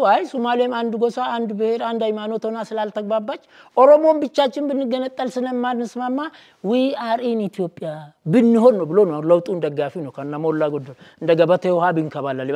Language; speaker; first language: Amharic; non-native, local second language; Oromo